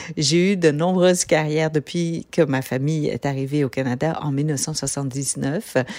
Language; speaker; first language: French; early bilingual, other home language; Vietnamese